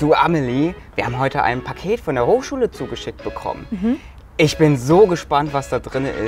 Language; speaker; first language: German; native; German